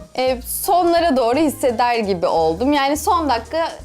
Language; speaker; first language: Turkish; native; Turkish